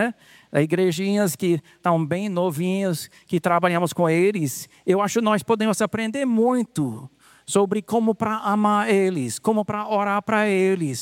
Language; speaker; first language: Portuguese; non-native, fluent; English